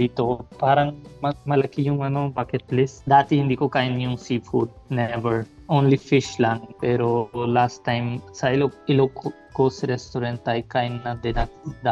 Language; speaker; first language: Filipino; non-native, learner; Punjabi